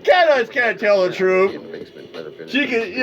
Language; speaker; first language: English; native; English